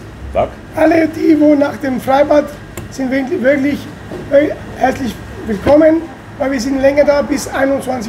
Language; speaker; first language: German; non-native, fluent; Italian